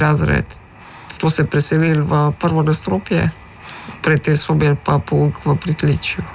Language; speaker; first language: Slovenian; early bilingual, other home language; Macedonian